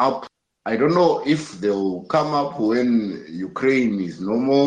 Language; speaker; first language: English; non-native, local second language; North Ndebele